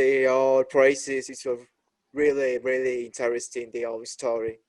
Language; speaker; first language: English; non-native, learner; Spanish